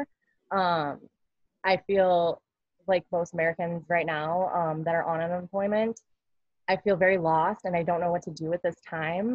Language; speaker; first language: English; native; English